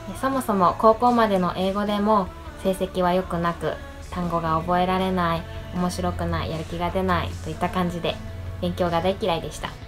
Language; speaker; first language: Japanese; native; Japanese